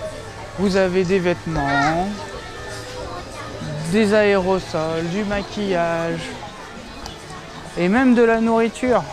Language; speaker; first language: French; native; French